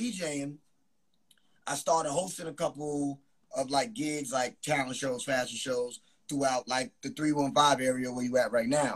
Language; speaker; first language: English; native; English